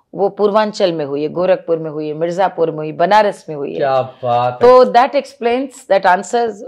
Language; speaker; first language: Hindi; native; Hindi